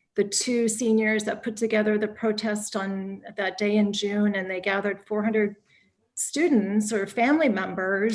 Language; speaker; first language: English; native; English